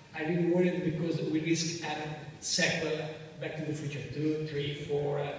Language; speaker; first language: English; non-native, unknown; Italian